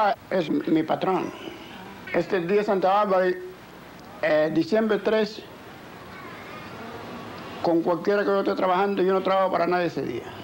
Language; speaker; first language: Spanish; native; Spanish